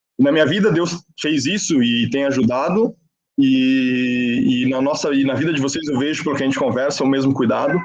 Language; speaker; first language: Portuguese; non-native, fluent; Spanish